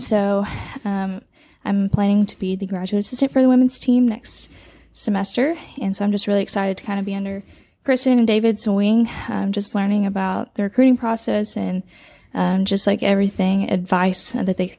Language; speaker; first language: English; native; English